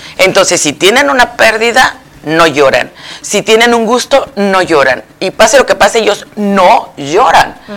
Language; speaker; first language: Spanish; native; Spanish